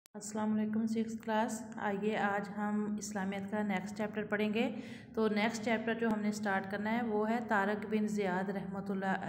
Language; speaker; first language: Hindi; non-native, local second language; Punjabi